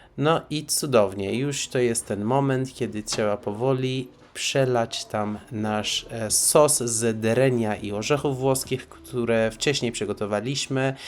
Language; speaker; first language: Polish; non-native, fluent; Persian